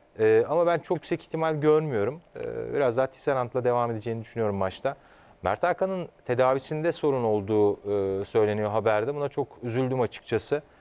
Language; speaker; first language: Turkish; native; Turkish